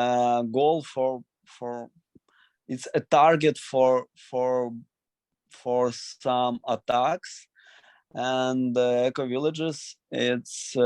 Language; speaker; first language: English; non-native, learner; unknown